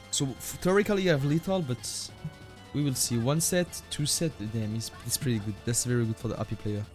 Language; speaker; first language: English; non-native, fluent; French